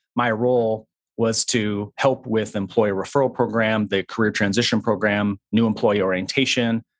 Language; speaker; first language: English; native; English